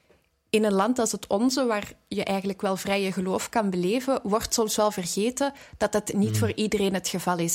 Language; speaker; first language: Dutch; native; Dutch